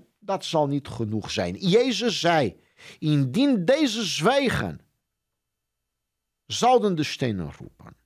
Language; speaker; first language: Dutch; non-native, fluent; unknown